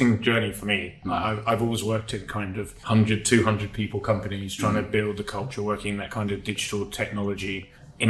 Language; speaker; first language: English; native; English